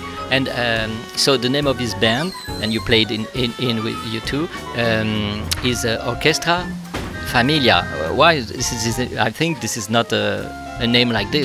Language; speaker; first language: English; non-native, fluent; French